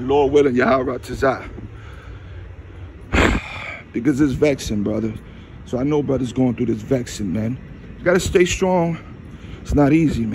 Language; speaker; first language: English; native; English